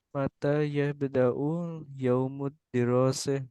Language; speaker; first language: Arabic; non-native, learner; Indonesian